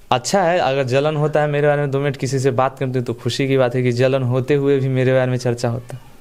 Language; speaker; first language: Hindi; native; Hindi